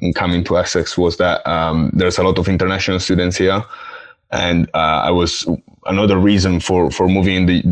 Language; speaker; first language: English; non-native, fluent; Italian